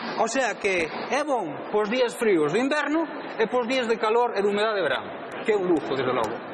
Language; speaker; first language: Galician; native; Galician